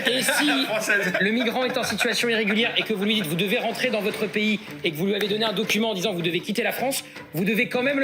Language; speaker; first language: French; native; French